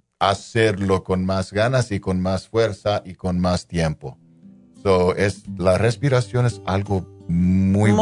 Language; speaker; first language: Spanish; non-native, local second language; English